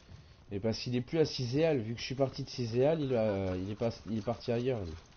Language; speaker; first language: French; native; French